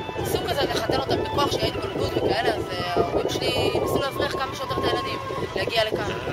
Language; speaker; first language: Hebrew; native; Hebrew